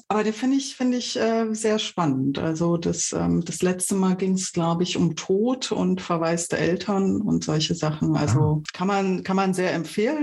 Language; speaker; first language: German; native; German